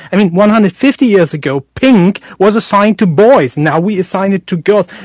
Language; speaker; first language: English; non-native, fluent; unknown